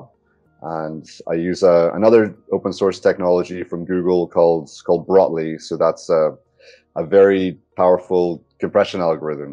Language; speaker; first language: English; native; English